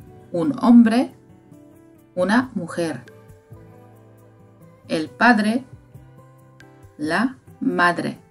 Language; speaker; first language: Spanish; non-native, fluent; Slovak